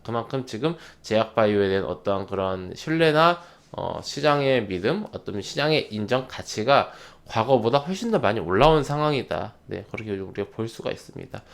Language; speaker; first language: Korean; native; Korean